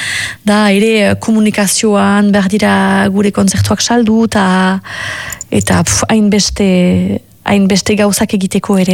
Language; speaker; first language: Basque; native; Basque